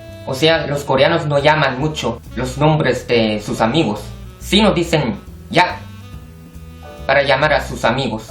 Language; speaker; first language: Spanish; non-native, fluent; Korean